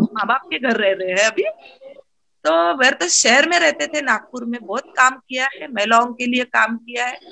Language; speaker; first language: Hindi; non-native, local second language; Marathi